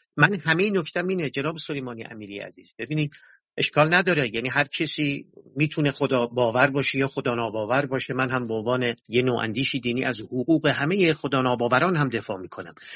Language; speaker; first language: Persian; native; Persian